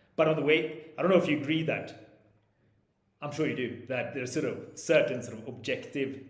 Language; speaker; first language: English; non-native, fluent; Swedish